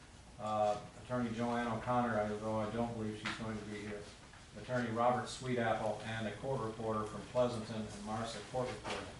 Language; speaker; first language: English; native; English